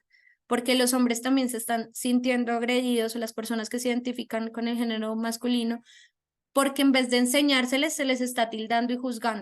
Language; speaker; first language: Spanish; native; Spanish